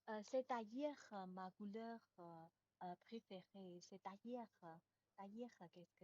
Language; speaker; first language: French; non-native, learner; Chinese